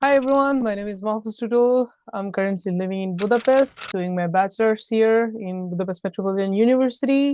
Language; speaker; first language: English; non-native, fluent; Bangla